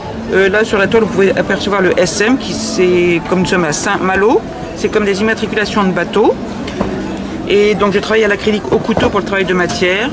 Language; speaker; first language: French; native; French